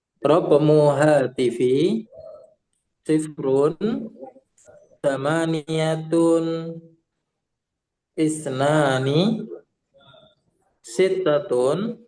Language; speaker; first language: Arabic; non-native, learner; Indonesian